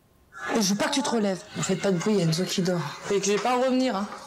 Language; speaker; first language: French; native; French